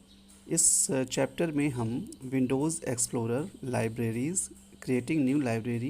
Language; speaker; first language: Hindi; native; Hindi